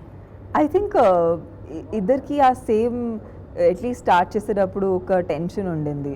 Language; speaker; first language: Telugu; non-native, local second language; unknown